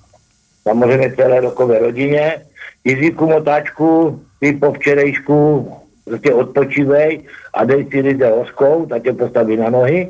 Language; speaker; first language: Czech; native; Czech